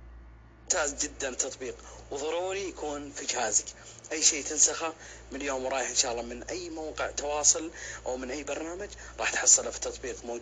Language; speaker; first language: Arabic; native; Arabic